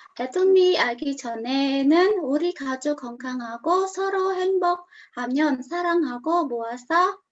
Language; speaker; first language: Korean; non-native, learner; Khmer